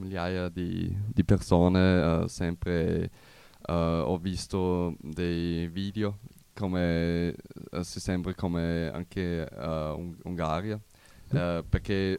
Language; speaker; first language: Italian; non-native, learner; German